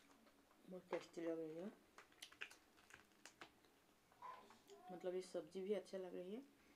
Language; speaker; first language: Hindi; non-native, local second language; Assamese